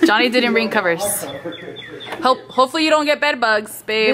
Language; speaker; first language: English; early bilingual, other home language; Spanish